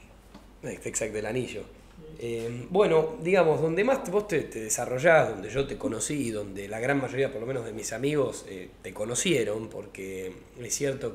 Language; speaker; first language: Spanish; native; Spanish